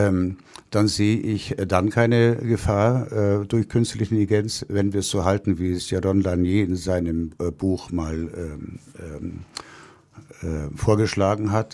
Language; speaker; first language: German; native; German